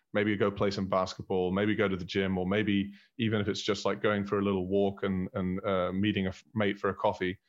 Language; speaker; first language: English; early bilingual, heritage; German